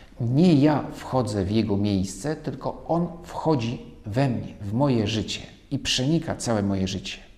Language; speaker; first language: Polish; native; Polish